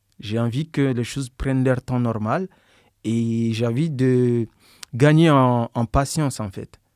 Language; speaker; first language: French; non-native, local second language; Bambara